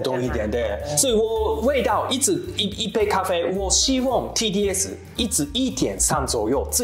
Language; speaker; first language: Chinese; non-native, learner; Japanese